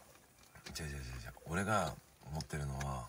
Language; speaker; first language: Japanese; native; Japanese